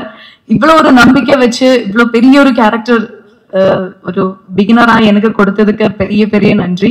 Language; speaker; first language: Tamil; non-native, fluent; Malayalam